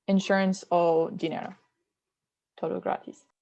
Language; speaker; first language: Spanish; non-native, learner; English